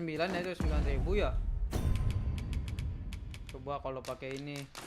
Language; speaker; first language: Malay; non-native, local second language; Sundanese